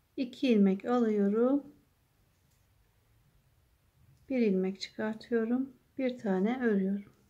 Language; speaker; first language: Turkish; native; Turkish